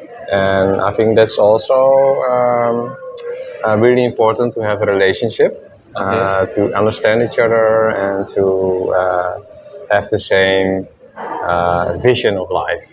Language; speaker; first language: English; non-native, fluent; Dutch